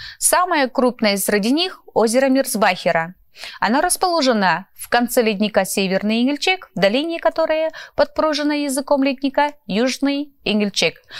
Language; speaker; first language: Russian; non-native, local second language; Kyrgyz